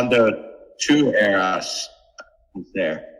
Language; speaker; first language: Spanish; non-native, learner; English